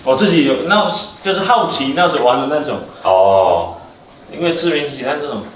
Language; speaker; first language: Chinese; native; Chinese